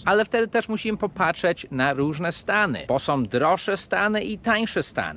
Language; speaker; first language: Polish; non-native, fluent; English